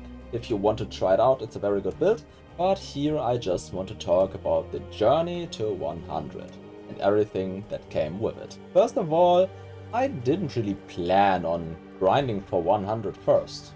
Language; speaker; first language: English; non-native, fluent; German